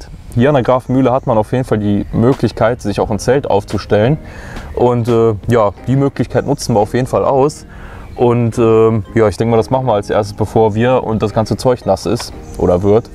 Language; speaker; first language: German; native; German